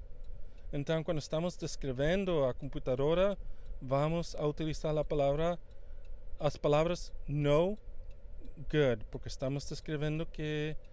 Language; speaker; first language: Portuguese; non-native, fluent; Spanish